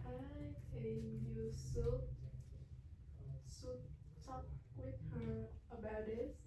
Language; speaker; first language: English; non-native, learner; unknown